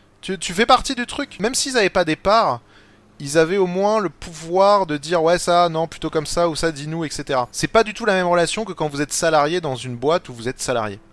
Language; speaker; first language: French; native; French